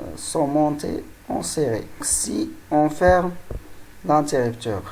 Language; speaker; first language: French; non-native, local second language; Arabic